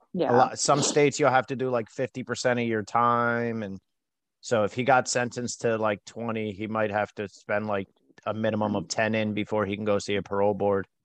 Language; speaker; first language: English; native; English